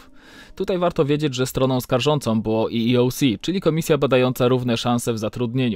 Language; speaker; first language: Polish; native; Polish